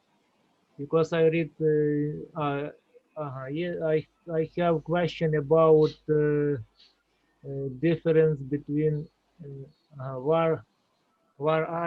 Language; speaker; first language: English; non-native, learner; Ukrainian